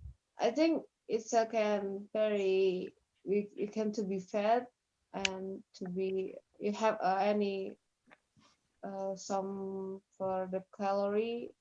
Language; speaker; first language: English; non-native, learner; Indonesian